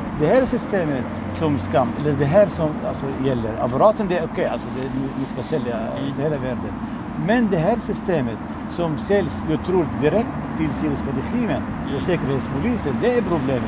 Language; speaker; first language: Swedish; non-native, fluent; Arabic